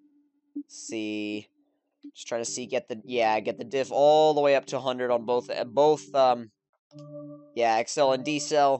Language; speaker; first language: English; native; English